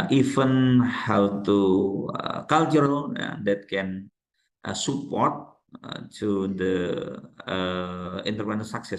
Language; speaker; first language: English; non-native, local second language; Indonesian